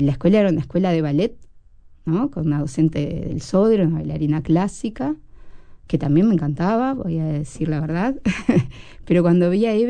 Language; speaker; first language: Spanish; native; Spanish